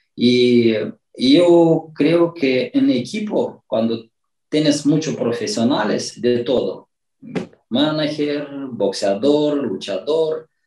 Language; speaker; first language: Spanish; non-native, fluent; Romanian